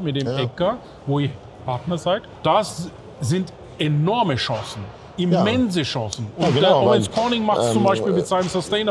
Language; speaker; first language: German; native; German